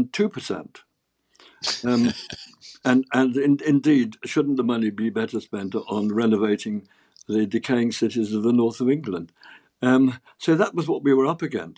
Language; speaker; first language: English; native; English